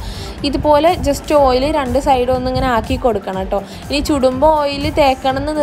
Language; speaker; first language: Malayalam; native; Malayalam